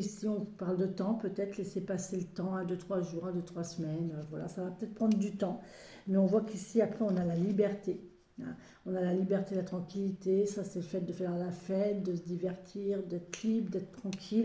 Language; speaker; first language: French; native; French